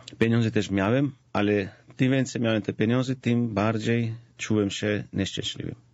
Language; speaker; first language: Polish; non-native, fluent; Georgian